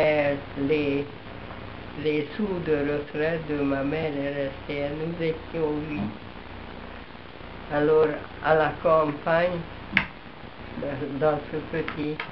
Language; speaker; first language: French; non-native, fluent; Hungarian